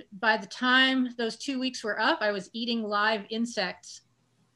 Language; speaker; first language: English; native; English